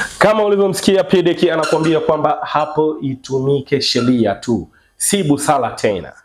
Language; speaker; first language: Swahili; native; Swahili